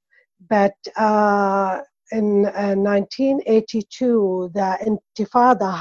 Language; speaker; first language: English; non-native, learner; Arabic